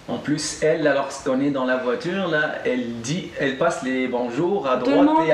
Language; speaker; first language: French; non-native, local second language; Arabic